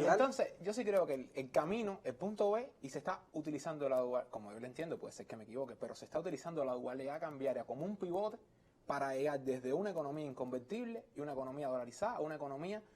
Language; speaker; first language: Spanish; native; Spanish